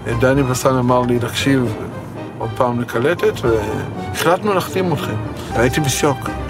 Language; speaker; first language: Hebrew; early bilingual, other home language; Russian